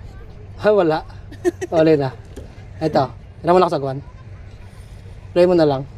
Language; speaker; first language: Filipino; non-native, local second language; Aklanon